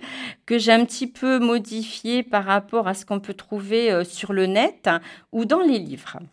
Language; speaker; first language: French; native; French